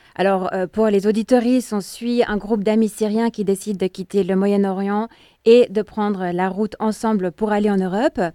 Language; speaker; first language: French; native; French